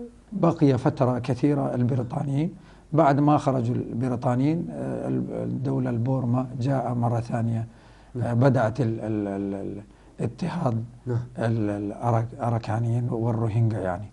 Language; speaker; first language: Arabic; non-native, fluent; Rohingya